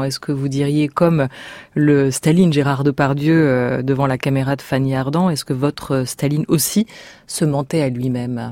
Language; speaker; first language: French; native; French